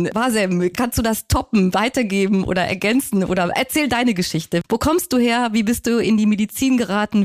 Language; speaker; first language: German; native; German